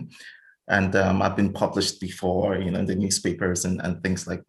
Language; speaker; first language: English; non-native, local second language; Igbo